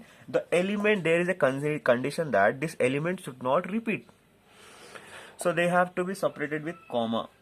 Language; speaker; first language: English; non-native, local second language; Telugu